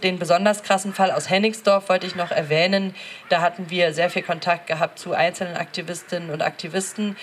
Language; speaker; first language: German; native; German